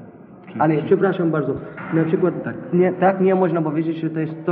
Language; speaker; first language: Polish; non-native, fluent; Arabic